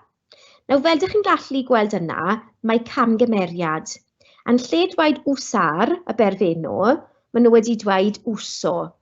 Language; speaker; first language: Welsh; non-native, local second language; English